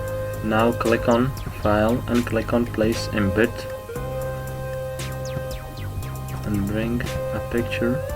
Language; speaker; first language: English; non-native, fluent; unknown